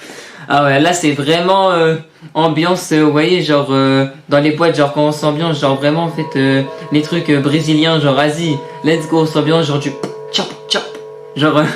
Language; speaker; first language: French; native; French